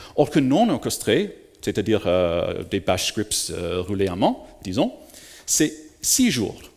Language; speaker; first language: French; native; French